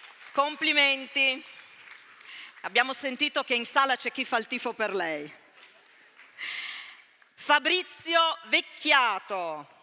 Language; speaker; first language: Italian; native; Italian